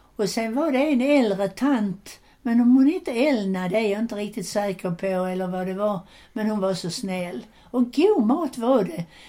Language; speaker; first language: Swedish; native; Swedish